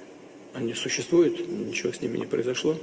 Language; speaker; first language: Russian; native; Russian